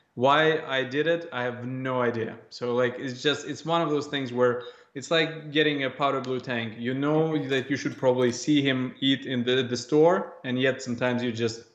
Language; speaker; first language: English; non-native, fluent; Russian